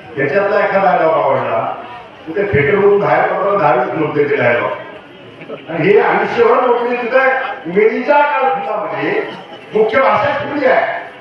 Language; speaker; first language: Marathi; native; Marathi